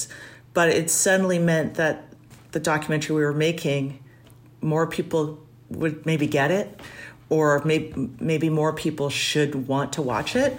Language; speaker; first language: English; native; English